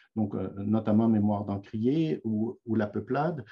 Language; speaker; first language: French; native; French